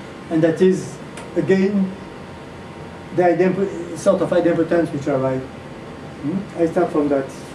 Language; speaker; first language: English; non-native, fluent; French